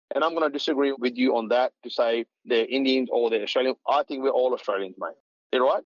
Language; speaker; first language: English; non-native, local second language; Punjabi